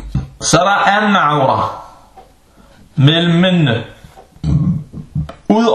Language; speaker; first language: Danish; early bilingual, other home language; Arabic